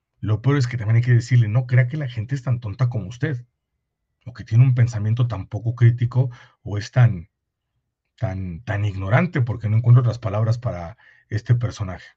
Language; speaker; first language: Spanish; native; Spanish